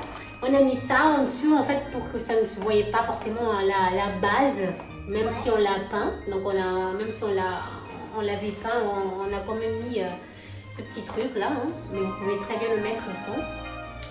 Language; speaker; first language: French; native; French